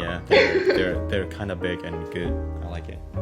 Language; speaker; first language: English; non-native, fluent; Indonesian